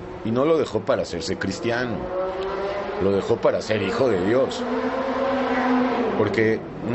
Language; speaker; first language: Spanish; native; Spanish